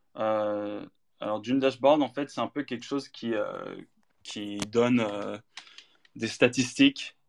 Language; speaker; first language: French; native; French